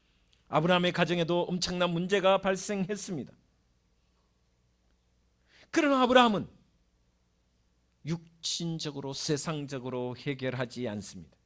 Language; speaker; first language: Korean; native; Korean